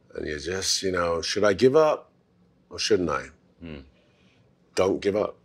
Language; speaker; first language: English; native; English